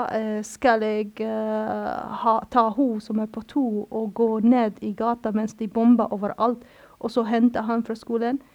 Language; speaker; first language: Norwegian; non-native, fluent; Arabic